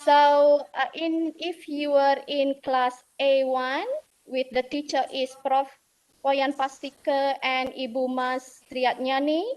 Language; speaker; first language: English; non-native, fluent; Indonesian